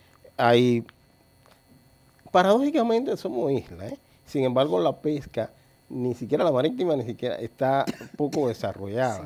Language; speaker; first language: Spanish; native; Spanish